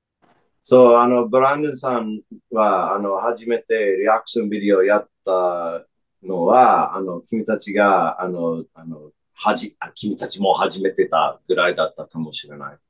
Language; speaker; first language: Japanese; non-native, fluent; English